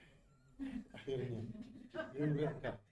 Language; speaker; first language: Indonesian; non-native, fluent; Tetum